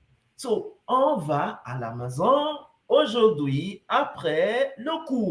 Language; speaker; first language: French; non-native, fluent; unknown